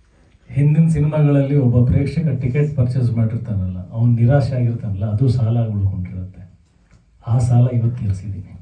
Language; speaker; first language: Kannada; native; Kannada